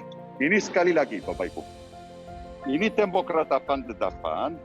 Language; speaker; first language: Indonesian; non-native, learner; Hebrew